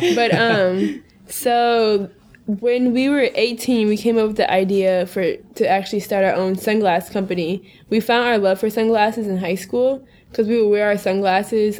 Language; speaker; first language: English; native; English